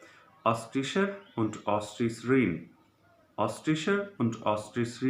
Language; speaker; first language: German; non-native, learner; Hindi